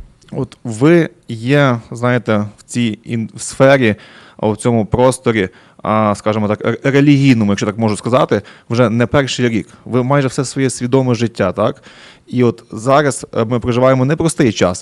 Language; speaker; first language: Ukrainian; native; Ukrainian